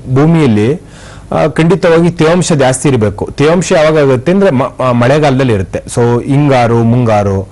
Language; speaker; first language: Kannada; native; Kannada